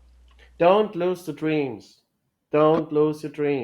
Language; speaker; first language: English; non-native, learner; German